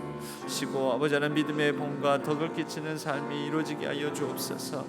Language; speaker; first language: Korean; native; Korean